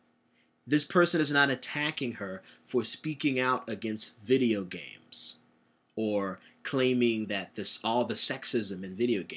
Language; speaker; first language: English; native; English